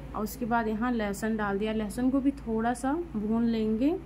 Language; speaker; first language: Hindi; native; Hindi